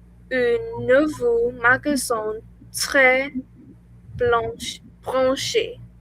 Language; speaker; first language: French; non-native, learner; English